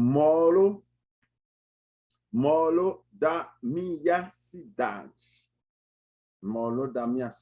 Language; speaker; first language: Portuguese; non-native, learner; Haitian Creole